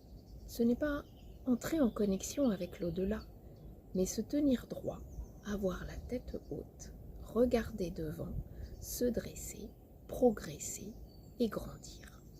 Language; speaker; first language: French; native; French